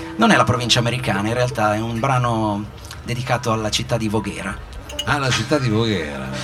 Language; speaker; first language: Italian; native; Italian